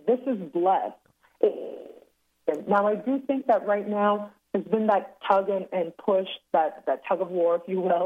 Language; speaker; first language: English; native; English